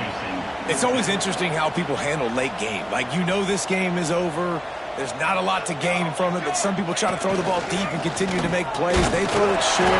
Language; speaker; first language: English; native; English